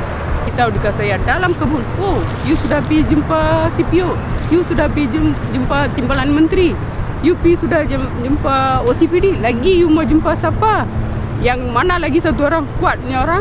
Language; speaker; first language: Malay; non-native, local second language; Tamil